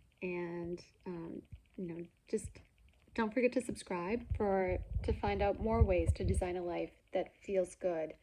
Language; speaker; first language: English; native; English